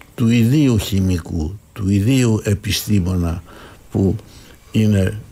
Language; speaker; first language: Greek; native; Greek